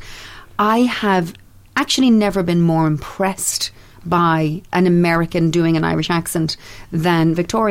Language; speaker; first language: English; native; English